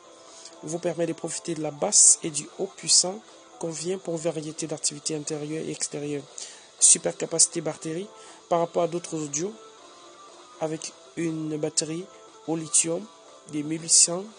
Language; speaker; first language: French; native; French